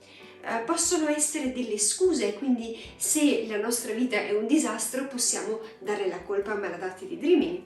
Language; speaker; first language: Italian; native; Italian